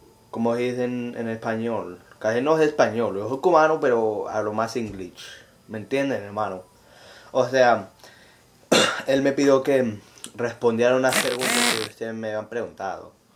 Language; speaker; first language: Spanish; early bilingual, heritage; Spanish